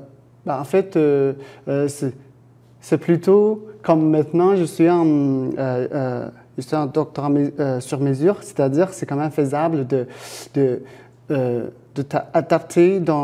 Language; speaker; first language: French; non-native, fluent; Chinese